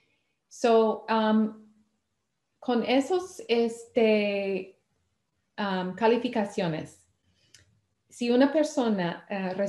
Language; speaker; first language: Spanish; non-native, fluent; English